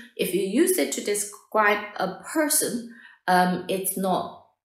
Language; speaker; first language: English; non-native, fluent; Chinese